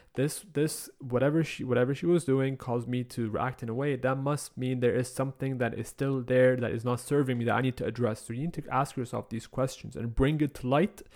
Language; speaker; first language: English; non-native, fluent; Arabic